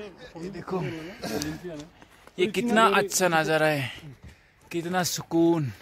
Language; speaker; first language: Hindi; non-native, local second language; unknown